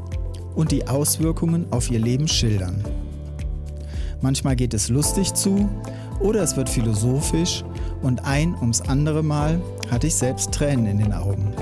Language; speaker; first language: German; native; German